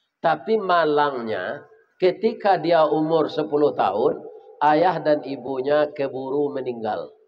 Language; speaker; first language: Malay; non-native, local second language; Minangkabau